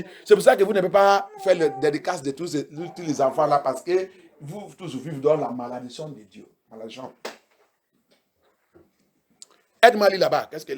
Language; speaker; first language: French; non-native, learner; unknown